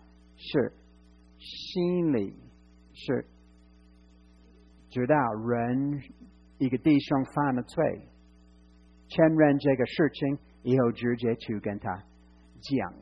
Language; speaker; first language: Chinese; non-native, fluent; English